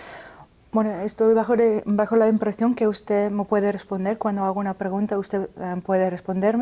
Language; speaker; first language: Spanish; non-native, fluent; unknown